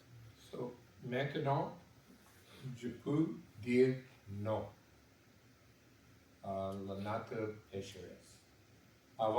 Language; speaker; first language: French; non-native, learner; English